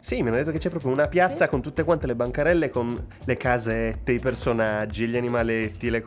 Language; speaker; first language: Italian; native; Italian